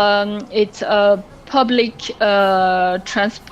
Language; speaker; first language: English; non-native, learner; French